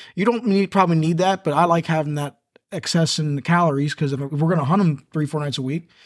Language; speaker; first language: English; native; English